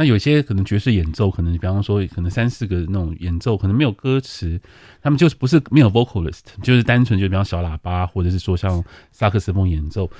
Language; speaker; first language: Chinese; native; Chinese